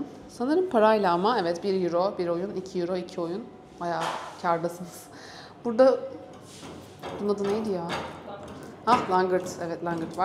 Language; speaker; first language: Turkish; native; Turkish